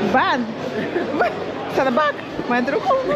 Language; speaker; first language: Turkish; non-native, learner; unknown